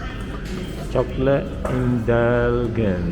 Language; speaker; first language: English; non-native, local second language; Malay